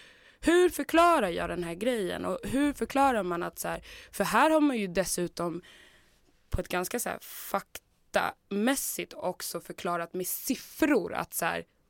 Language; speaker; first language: Swedish; native; Swedish